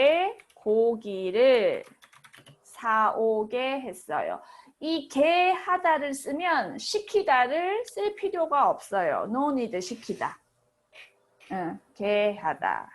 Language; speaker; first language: Korean; native; Korean